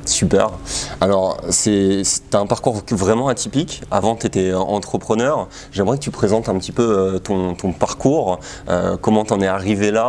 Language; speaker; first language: French; native; French